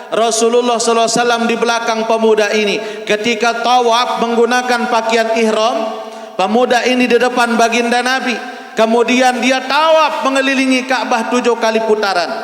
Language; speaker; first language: Malay; non-native, local second language; Sasak